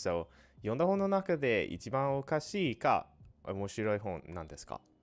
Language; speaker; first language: Japanese; non-native, learner; English